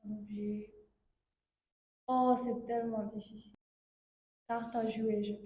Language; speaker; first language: French; non-native, fluent; English